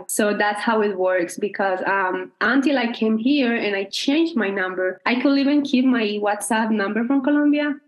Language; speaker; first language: English; non-native, fluent; Spanish